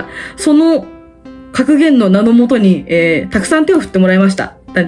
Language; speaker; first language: Japanese; native; Japanese